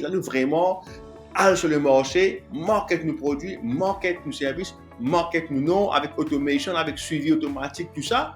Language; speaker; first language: French; non-native, local second language; Morisyen